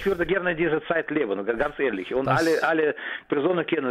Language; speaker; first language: German; non-native, fluent; Russian